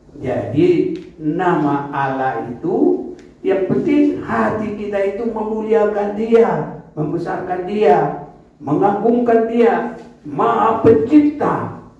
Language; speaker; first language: Indonesian; non-native, local second language; Batak Toba